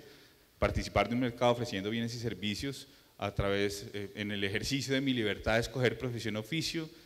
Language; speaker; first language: Spanish; native; Spanish